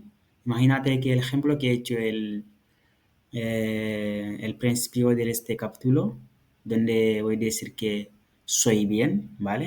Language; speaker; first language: Spanish; non-native, fluent; Fula